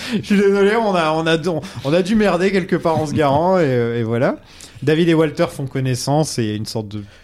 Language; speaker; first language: French; native; French